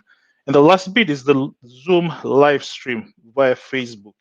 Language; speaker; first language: English; non-native, local second language; Fijian